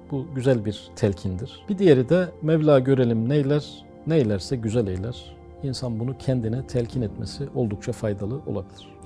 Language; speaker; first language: Turkish; native; Turkish